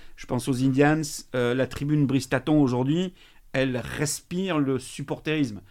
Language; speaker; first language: French; native; French